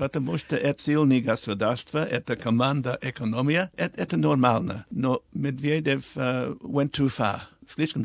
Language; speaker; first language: Russian; non-native, learner; English